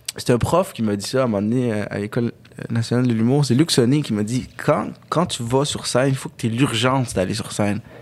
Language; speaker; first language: French; early bilingual, other home language; Arabic